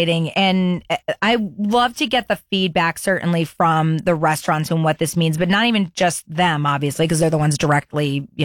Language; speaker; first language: English; native; English